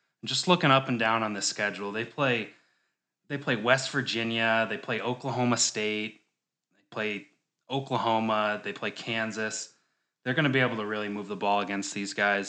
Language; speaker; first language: English; native; English